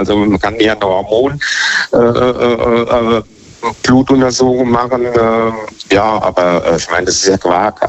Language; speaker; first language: German; native; German